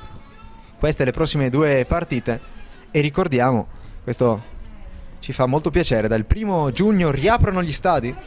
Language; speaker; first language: Italian; native; Italian